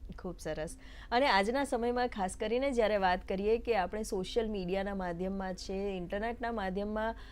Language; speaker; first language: Gujarati; native; Gujarati